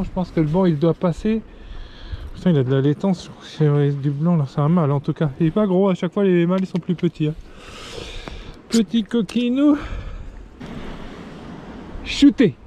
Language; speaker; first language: French; native; French